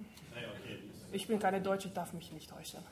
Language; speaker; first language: German; non-native, fluent; Greek